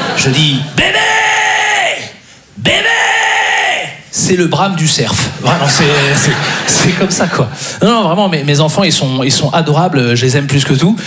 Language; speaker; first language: French; native; French